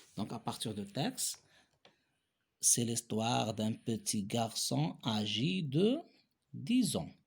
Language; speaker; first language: French; non-native, local second language; Arabic